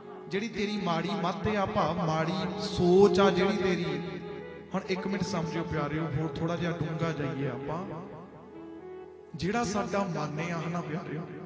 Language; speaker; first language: Punjabi; early bilingual, other home language; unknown